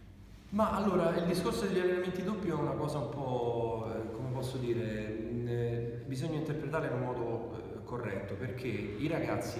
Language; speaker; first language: Italian; native; Italian